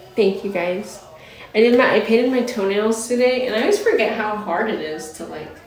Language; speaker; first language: English; native; English